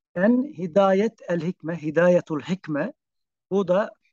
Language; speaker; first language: English; non-native, fluent; Turkish